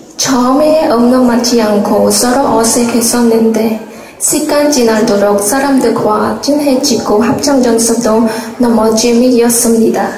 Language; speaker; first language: Korean; non-native, learner; Khmer